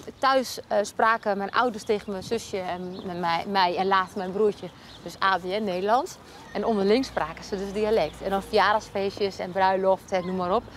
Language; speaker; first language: Dutch; native; Dutch